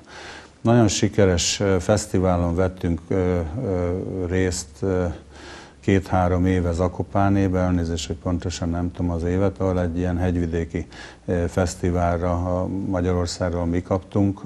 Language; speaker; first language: Hungarian; native; Hungarian